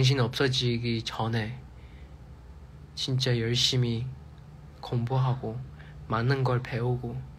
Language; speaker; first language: Korean; non-native, fluent; Chinese